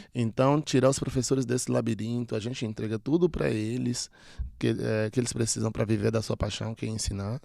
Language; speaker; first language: Portuguese; native; Portuguese